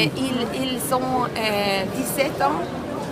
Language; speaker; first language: French; non-native, learner; Swedish